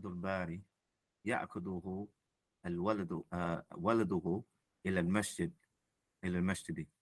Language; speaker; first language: Arabic; non-native, learner; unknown